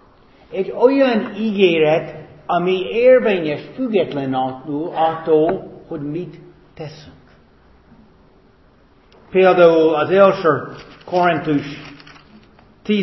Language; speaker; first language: Hungarian; non-native, fluent; English